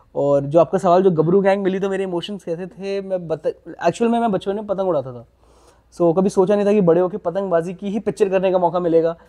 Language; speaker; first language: Hindi; native; Hindi